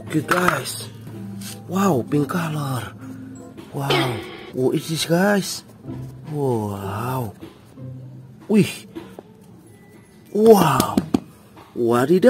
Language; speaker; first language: English; non-native, learner; Indonesian